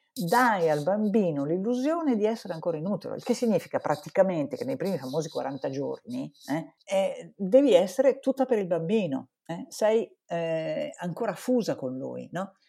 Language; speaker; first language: Italian; native; Italian